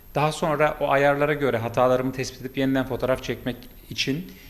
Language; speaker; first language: Turkish; native; Turkish